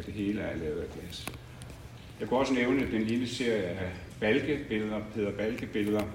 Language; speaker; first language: Danish; native; Danish